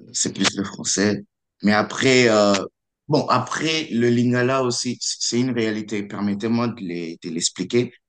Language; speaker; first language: French; non-native, local second language; Lingala